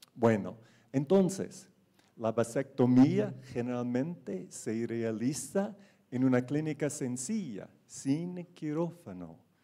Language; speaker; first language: Spanish; non-native, fluent; English